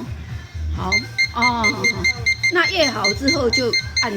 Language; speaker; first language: Chinese; native; Chinese